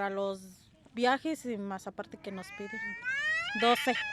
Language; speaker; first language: Spanish; native; Spanish